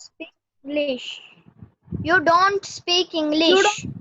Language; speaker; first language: English; non-native, learner; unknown